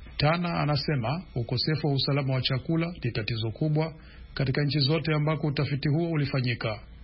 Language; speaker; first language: Swahili; non-native, local second language; Rundi